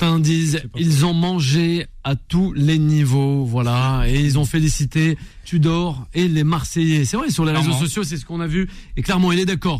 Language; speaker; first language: French; native; French